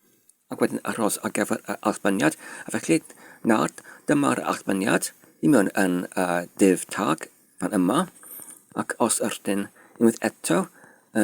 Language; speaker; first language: Welsh; non-native, learner; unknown